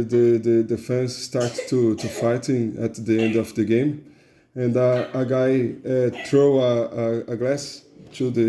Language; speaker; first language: English; non-native, learner; Portuguese